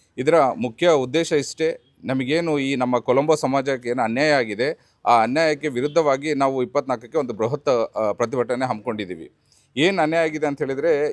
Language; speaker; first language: Kannada; non-native, local second language; Lambadi